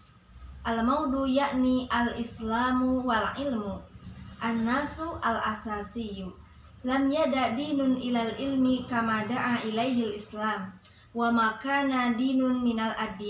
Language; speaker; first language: Arabic; non-native, learner; Indonesian